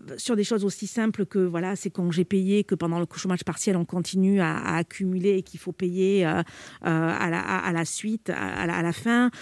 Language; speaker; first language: French; native; French